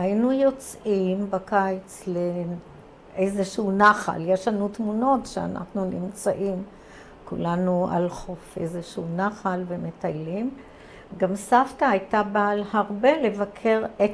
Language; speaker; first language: Hebrew; early bilingual, other home language; Croatian